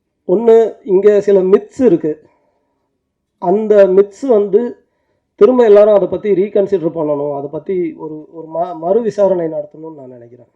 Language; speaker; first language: Tamil; native; Tamil